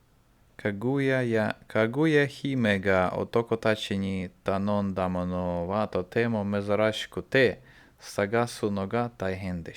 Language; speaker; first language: Japanese; non-native, learner; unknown